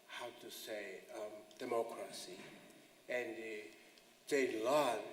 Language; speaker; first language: English; non-native, fluent; Japanese